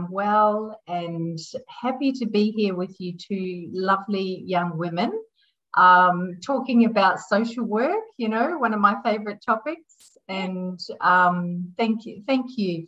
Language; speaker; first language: English; native; English